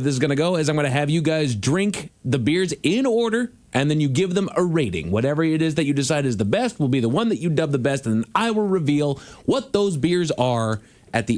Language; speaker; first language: English; native; English